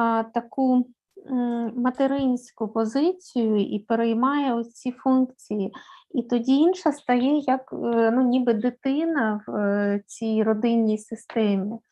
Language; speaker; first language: Ukrainian; native; Ukrainian